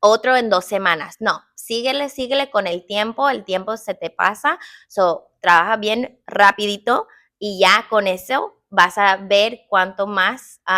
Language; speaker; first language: Spanish; early bilingual, heritage; English